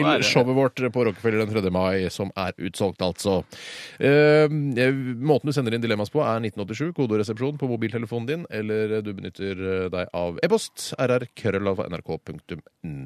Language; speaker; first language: Norwegian; native; Norwegian